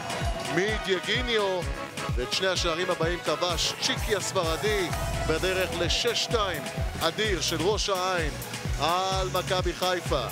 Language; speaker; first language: Hebrew; native; Hebrew